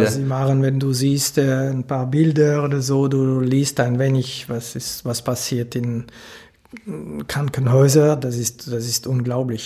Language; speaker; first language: German; non-native, local second language; French